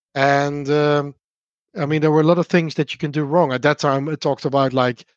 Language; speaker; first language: English; non-native, fluent; Dutch